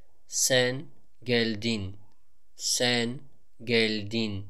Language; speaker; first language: Turkish; non-native, fluent; Tajik